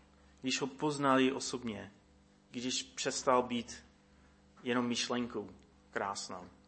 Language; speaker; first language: Czech; non-native, fluent; English